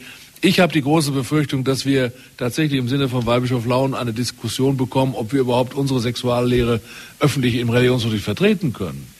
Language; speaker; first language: German; native; German